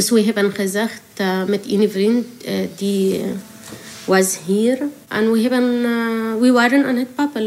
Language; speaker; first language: Dutch; non-native, learner; Arabic